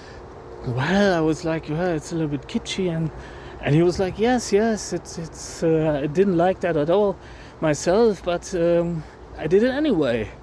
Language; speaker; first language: English; non-native, fluent; German